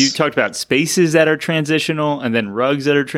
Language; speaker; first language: English; native; English